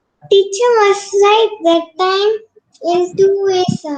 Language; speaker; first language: English; non-native, local second language; Tamil